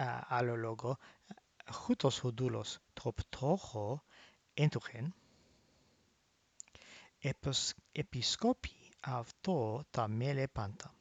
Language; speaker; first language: Greek; non-native, fluent; English